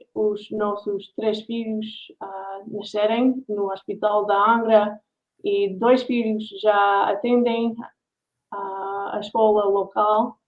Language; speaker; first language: Portuguese; non-native, learner; English